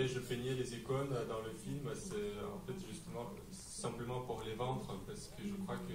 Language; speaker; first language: French; non-native, fluent; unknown